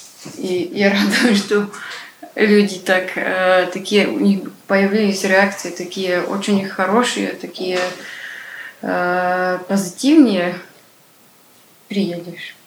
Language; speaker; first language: Russian; non-native, learner; Slovak